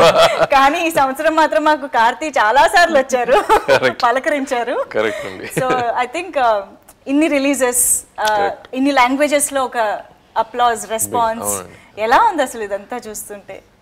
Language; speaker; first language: Telugu; native; Telugu